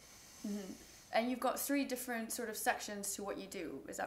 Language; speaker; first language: English; native; English